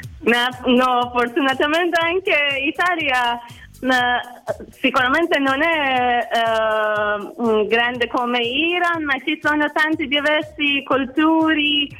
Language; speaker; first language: Italian; non-native, learner; Persian